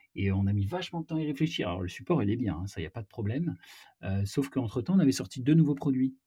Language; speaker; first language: French; native; French